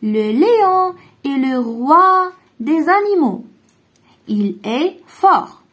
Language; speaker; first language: French; non-native, local second language; Arabic